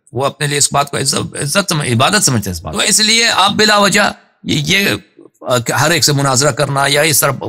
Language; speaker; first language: Urdu; non-native, fluent; Persian